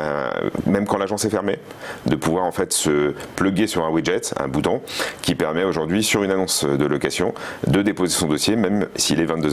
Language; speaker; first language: French; native; French